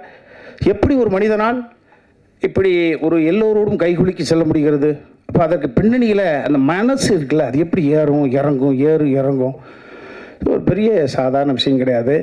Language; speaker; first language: Tamil; native; Tamil